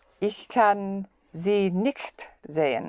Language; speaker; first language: German; non-native, learner; English